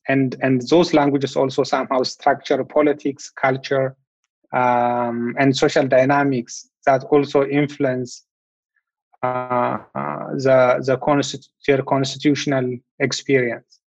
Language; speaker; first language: English; non-native, fluent; Amharic